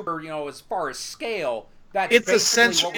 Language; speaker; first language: English; native; English